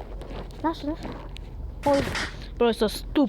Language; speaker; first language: English; non-native, learner; Mongolian